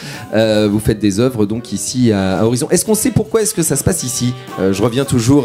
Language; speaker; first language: French; native; French